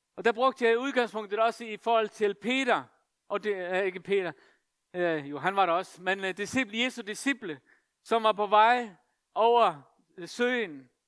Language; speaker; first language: Danish; non-native, local second language; Faroese